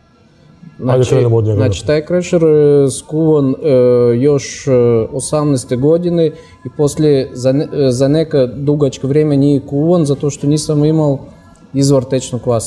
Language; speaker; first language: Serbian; non-native, fluent; Russian